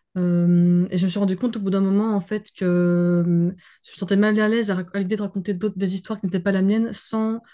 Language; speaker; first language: French; native; French